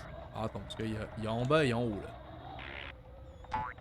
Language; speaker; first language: French; native; French